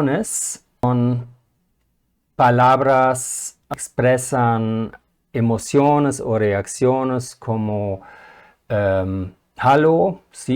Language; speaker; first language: Spanish; non-native, fluent; German